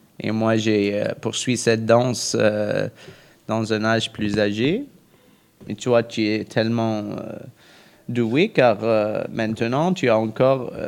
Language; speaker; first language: French; non-native, local second language; Arabic